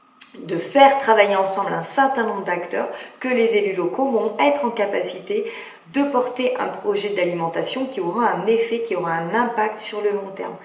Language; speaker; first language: French; native; French